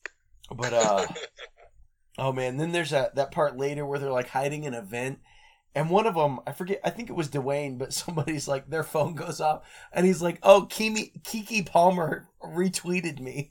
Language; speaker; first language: English; native; English